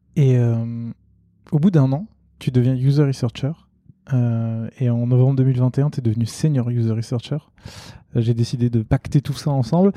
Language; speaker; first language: French; native; French